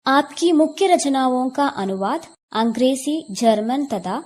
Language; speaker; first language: Hindi; non-native, local second language; Malayalam